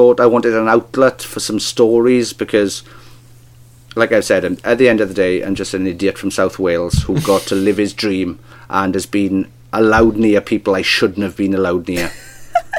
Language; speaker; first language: English; native; English